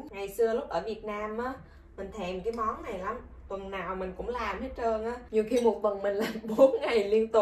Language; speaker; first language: Vietnamese; native; Vietnamese